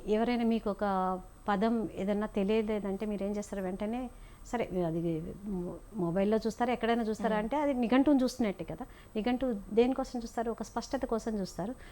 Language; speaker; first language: Telugu; native; Telugu